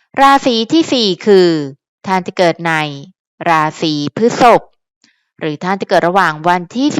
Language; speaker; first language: Thai; native; Thai